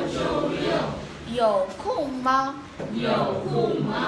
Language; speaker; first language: Chinese; non-native, fluent; Vietnamese